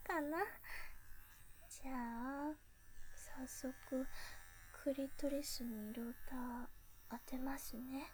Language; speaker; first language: Japanese; native; Japanese